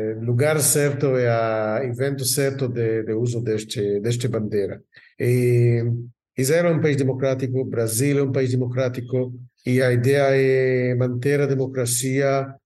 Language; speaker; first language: Portuguese; non-native, fluent; Hebrew